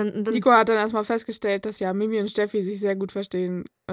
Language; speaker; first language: German; native; German